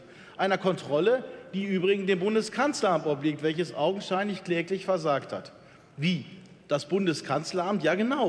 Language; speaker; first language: German; native; German